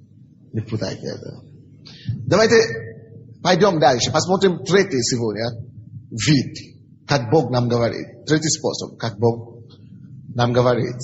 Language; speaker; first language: Russian; non-native, fluent; Yoruba